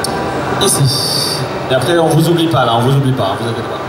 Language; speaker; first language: French; native; French